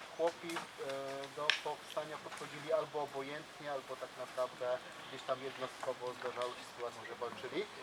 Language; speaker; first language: Polish; native; Polish